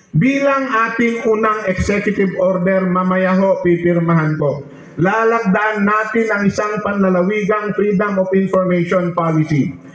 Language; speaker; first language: Filipino; non-native, local second language; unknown